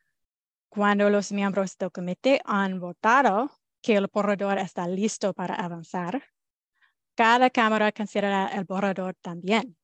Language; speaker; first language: Spanish; non-native, fluent; English